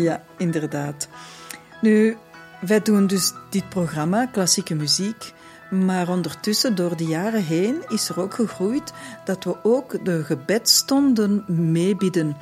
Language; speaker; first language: Dutch; native; Dutch